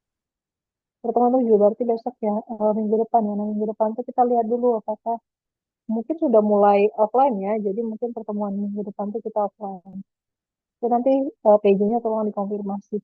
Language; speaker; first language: Indonesian; native; Indonesian